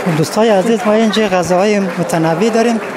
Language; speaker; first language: Persian; native; Persian